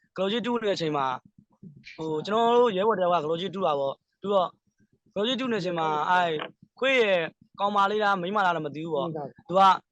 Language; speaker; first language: Burmese; native; Burmese